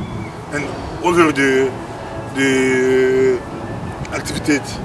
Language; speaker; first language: Dutch; non-native, learner; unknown